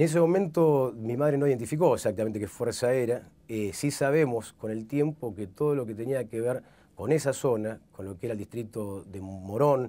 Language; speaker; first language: Spanish; native; Spanish